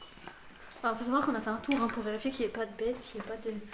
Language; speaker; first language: French; native; French